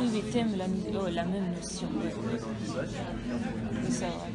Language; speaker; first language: French; non-native, learner; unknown